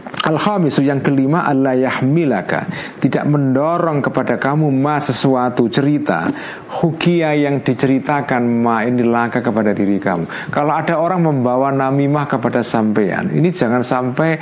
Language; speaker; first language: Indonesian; non-native, local second language; Javanese